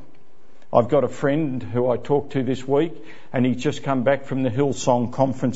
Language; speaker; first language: English; native; English